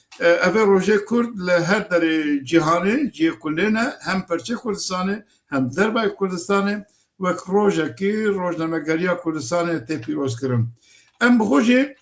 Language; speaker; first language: Kurdish; native; Kurdish